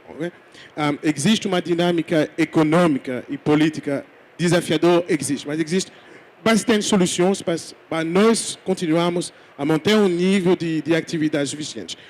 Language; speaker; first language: Portuguese; non-native, fluent; French